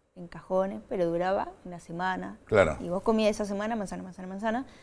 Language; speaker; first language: Spanish; native; Spanish